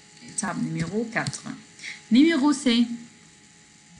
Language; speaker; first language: French; non-native, fluent; Arabic